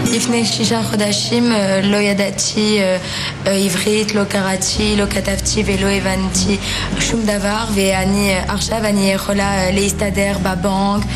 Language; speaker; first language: Hebrew; non-native, learner; French